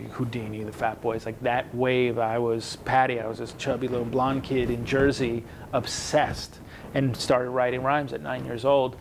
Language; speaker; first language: English; native; English